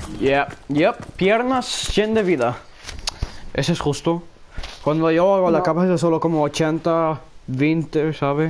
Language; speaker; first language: Spanish; non-native, learner; English